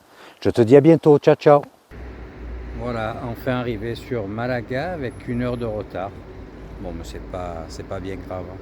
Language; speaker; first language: French; native; French